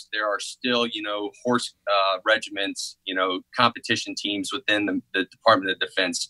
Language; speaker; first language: English; native; English